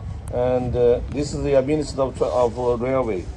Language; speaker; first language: English; non-native, learner; Chinese